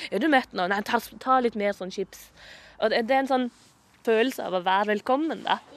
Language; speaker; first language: Norwegian; native; Norwegian